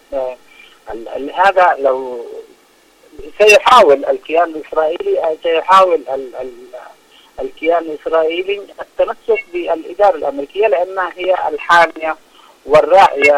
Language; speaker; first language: Arabic; native; Arabic